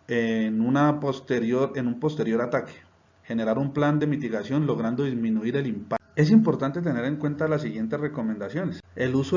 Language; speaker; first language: Spanish; native; Spanish